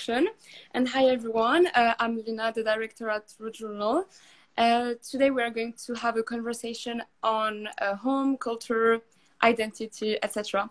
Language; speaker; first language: English; non-native, fluent; Arabic